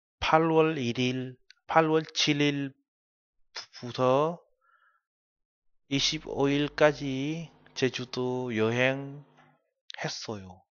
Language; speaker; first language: Korean; non-native, learner; Vietnamese